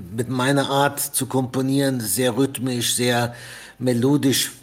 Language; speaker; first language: German; non-native, fluent; Arabic